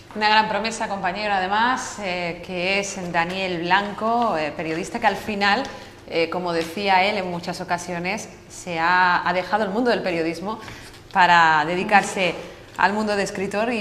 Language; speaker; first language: Spanish; native; Spanish